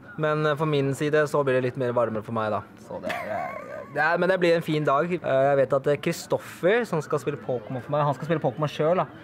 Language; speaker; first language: Norwegian; native; Norwegian